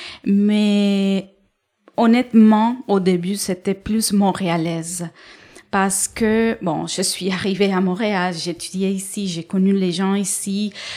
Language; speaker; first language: French; non-native, fluent; Spanish